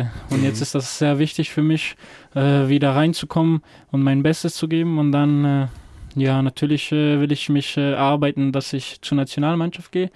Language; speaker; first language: German; non-native, fluent; Croatian